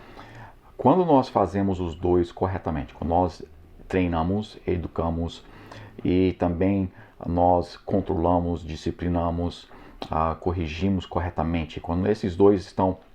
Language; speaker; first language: Portuguese; non-native, fluent; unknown